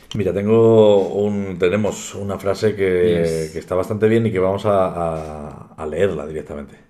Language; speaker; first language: Spanish; native; Spanish